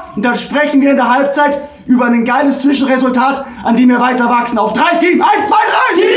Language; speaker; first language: German; native; German